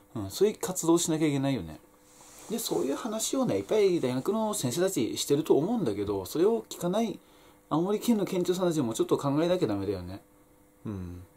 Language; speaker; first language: Japanese; native; Japanese